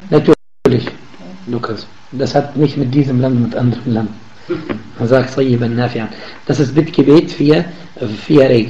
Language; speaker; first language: German; non-native, learner; Arabic